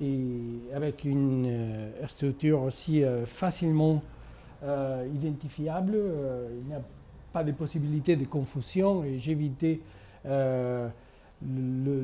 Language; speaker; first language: French; non-native, fluent; Spanish